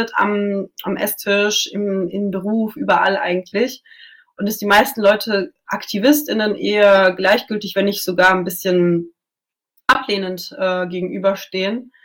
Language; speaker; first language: German; non-native, local second language; Russian